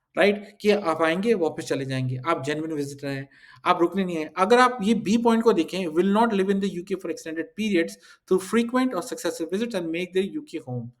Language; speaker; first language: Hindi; early bilingual, heritage; Hindi